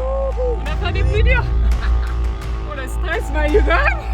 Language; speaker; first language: French; native; French